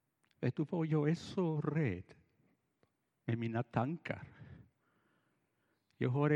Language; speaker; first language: Swedish; non-native, fluent; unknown